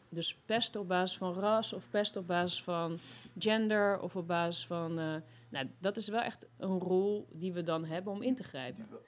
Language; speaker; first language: Dutch; native; Dutch